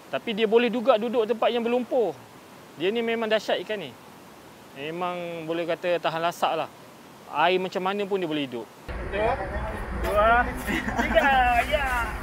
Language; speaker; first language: Malay; native; Malay